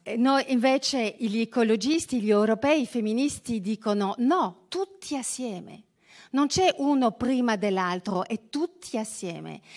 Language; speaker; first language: Italian; early bilingual, heritage; French